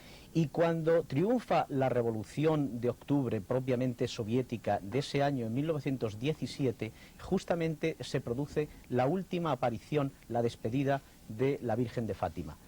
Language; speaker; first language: Spanish; native; Spanish